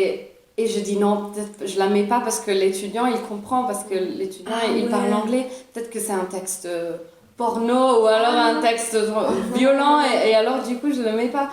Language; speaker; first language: French; early bilingual, other home language; Italian